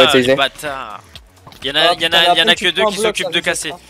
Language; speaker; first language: French; native; French